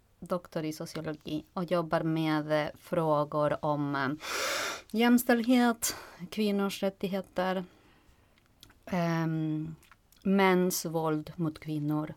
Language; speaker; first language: Swedish; non-native, fluent; Spanish